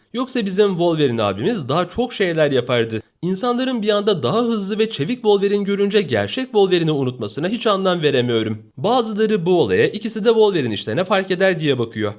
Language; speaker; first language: Turkish; native; Turkish